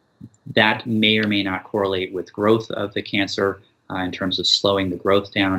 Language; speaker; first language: English; native; English